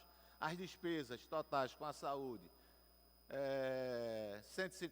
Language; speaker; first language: Portuguese; native; Portuguese